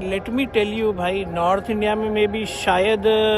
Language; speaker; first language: Hindi; non-native, local second language; Malayalam